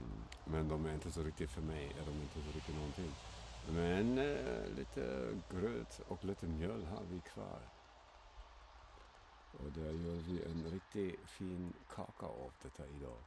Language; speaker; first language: Swedish; non-native, fluent; German